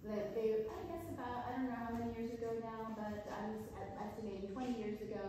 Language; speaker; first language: English; native; English